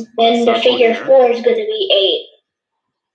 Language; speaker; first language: English; native; English